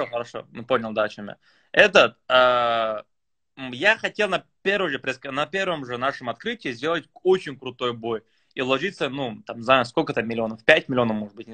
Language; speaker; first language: Russian; native; Russian